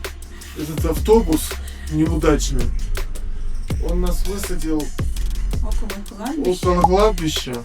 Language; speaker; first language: Russian; native; Russian